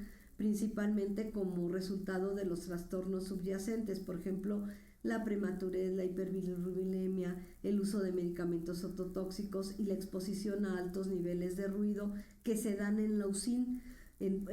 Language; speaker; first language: Spanish; native; Spanish